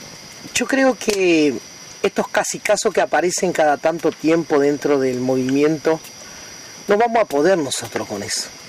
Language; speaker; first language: Spanish; native; Spanish